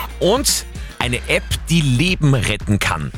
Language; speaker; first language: German; native; German